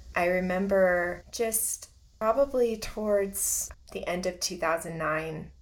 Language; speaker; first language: English; native; English